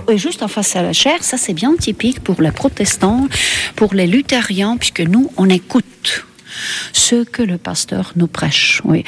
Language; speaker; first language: French; non-native, fluent; Estonian